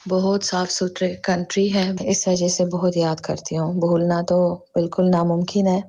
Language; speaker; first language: Urdu; non-native, fluent; Tajik